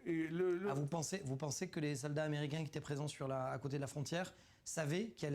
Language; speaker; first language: French; native; French